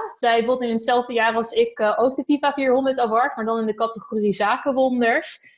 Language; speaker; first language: Dutch; native; Dutch